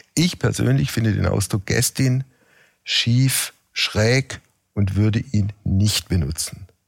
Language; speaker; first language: German; native; German